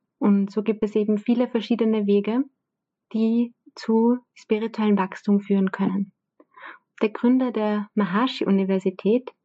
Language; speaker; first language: German; native; German